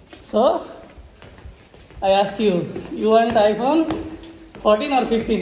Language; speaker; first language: English; non-native, local second language; Bangla